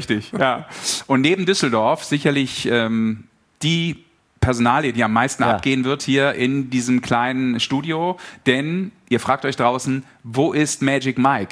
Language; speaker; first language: German; native; German